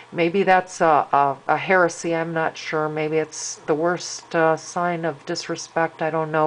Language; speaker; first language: English; native; English